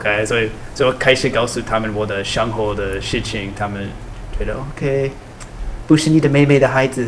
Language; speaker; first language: Chinese; non-native, learner; English